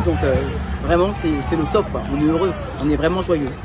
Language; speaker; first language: French; native; French